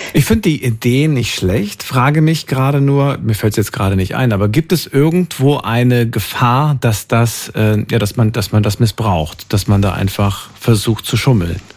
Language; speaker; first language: German; native; German